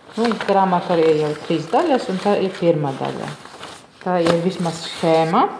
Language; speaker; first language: Latvian; non-native, fluent; German